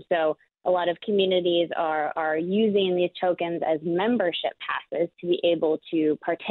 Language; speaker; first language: English; native; English